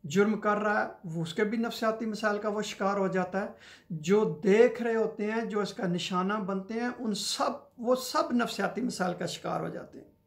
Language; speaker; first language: Urdu; non-native, local second language; Punjabi